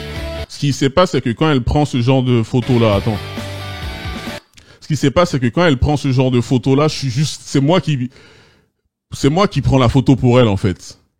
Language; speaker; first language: French; native; French